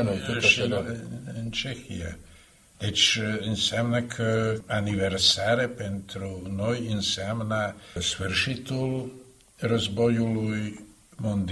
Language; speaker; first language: Romanian; non-native, fluent; Slovak